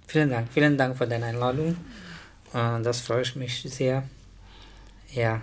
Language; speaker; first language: German; non-native, learner; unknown